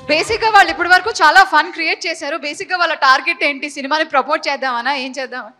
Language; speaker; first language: Telugu; native; Telugu